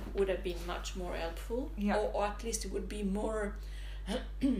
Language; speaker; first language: English; non-native, fluent; Italian